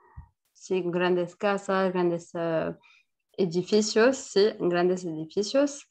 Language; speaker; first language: Spanish; non-native, learner; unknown